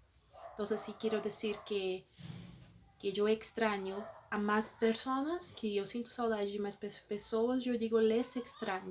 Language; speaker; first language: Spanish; non-native, fluent; Portuguese